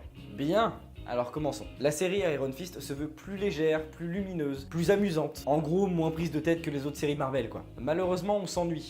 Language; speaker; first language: French; native; French